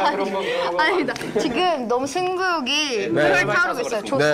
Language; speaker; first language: Korean; native; Korean